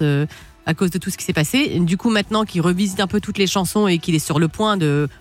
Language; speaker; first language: French; native; French